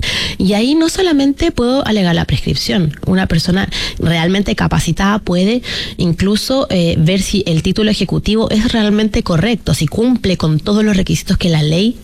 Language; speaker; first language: Spanish; native; Spanish